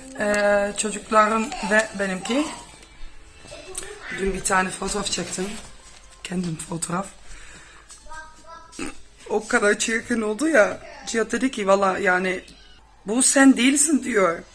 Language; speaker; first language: Turkish; non-native, fluent; Dutch